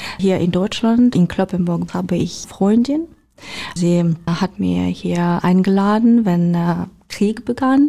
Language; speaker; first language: German; non-native, learner; Ukrainian